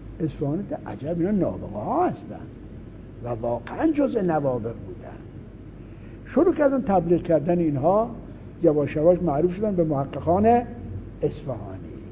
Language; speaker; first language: Persian; native; Persian